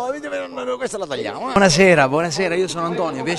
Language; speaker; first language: Italian; native; Italian